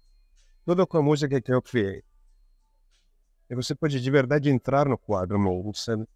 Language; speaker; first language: Portuguese; non-native, fluent; Italian